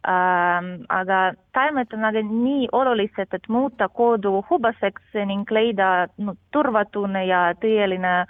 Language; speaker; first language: Estonian; non-native, learner; Ukrainian